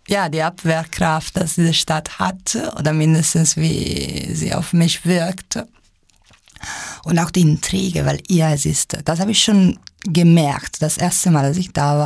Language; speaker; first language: German; non-native, fluent; Italian